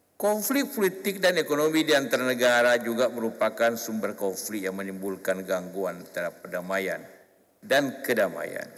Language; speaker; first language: Indonesian; non-native, local second language; Buginese